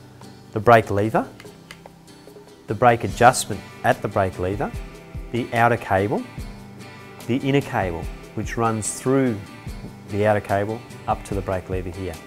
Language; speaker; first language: English; native; English